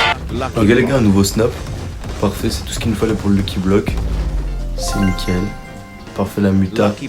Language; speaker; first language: French; native; French